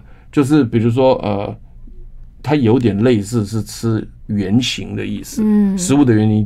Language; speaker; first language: Chinese; native; Chinese